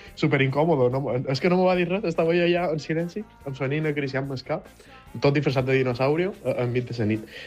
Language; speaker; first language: Catalan; native; Catalan